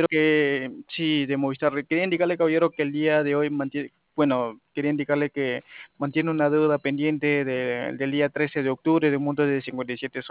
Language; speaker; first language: Spanish; native; Spanish